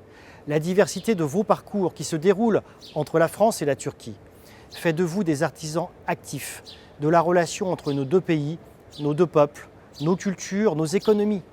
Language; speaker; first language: French; native; French